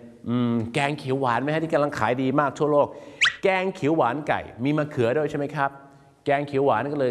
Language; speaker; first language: Thai; native; Thai